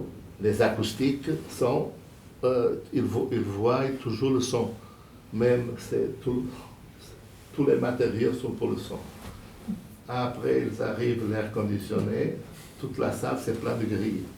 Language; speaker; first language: French; non-native, fluent; Portuguese